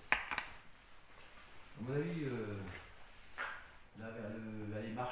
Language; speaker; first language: French; native; French